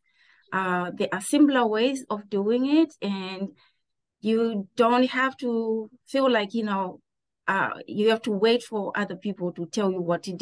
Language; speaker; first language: English; non-native, local second language; Shona